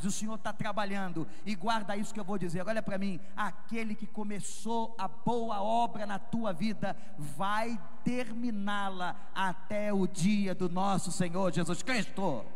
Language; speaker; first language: Portuguese; native; Portuguese